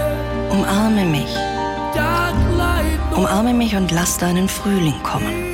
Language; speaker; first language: German; native; German